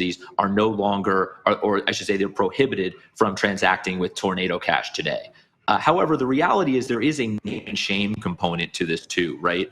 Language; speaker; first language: English; native; English